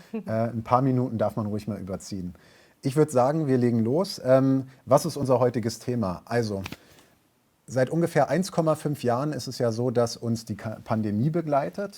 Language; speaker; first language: German; native; German